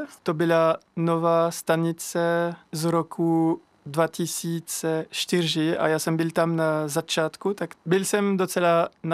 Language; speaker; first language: Czech; non-native, learner; French